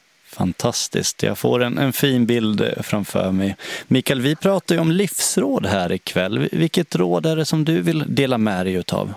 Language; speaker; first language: Swedish; native; Swedish